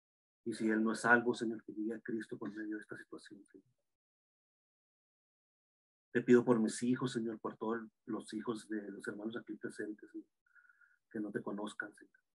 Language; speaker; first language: Spanish; native; Spanish